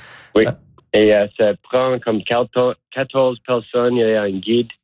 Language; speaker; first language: French; non-native, learner; English